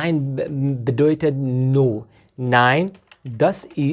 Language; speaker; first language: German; non-native, learner; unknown